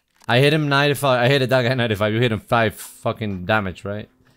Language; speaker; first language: English; non-native, fluent; Spanish